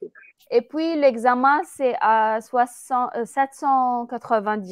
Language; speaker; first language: French; non-native, fluent; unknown